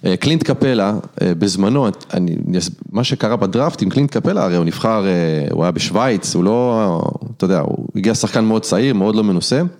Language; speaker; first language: Hebrew; native; Hebrew